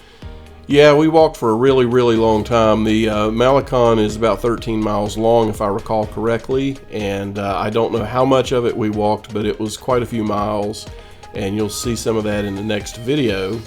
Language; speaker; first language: English; native; English